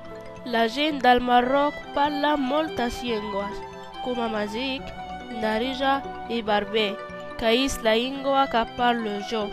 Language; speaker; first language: Catalan; non-native, learner; Berber languages